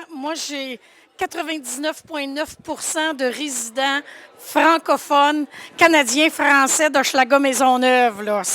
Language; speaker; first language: French; native; French